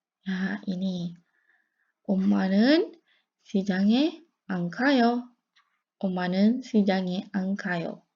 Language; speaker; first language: Korean; non-native, learner; Indonesian